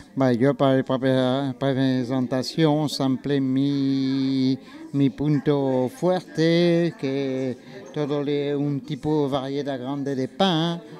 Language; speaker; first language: Spanish; non-native, learner; French